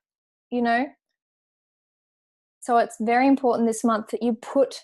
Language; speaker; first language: English; native; English